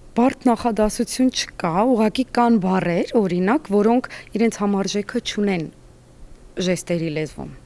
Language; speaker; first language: Armenian; non-native, local second language; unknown